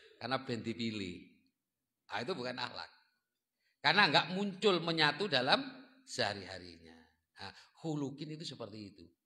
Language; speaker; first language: Indonesian; non-native, local second language; Javanese